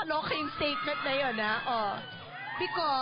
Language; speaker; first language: Filipino; native; Filipino